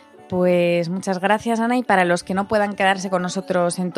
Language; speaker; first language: Spanish; native; Spanish